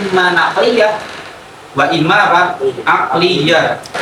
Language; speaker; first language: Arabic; non-native, fluent; Indonesian